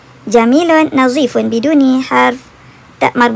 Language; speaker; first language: Arabic; non-native, fluent; Malay